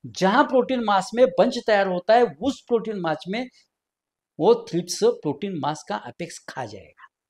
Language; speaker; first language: Hindi; non-native, local second language; Marathi